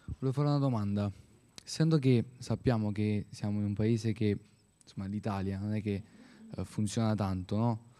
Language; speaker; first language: Italian; non-native, fluent; Spanish